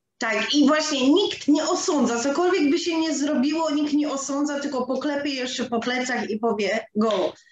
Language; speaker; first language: Polish; native; Polish